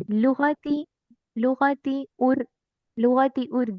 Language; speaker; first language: Arabic; non-native, learner; Urdu